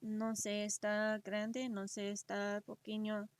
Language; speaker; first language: Spanish; early bilingual, other home language; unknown